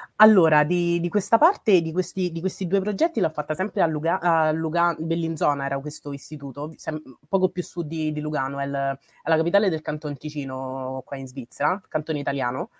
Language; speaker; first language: Italian; early bilingual, other home language; English